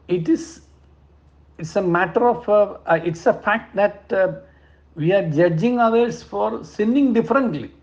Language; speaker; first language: English; non-native, local second language; Malayalam